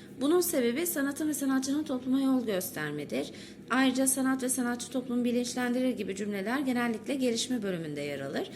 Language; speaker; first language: Turkish; native; Turkish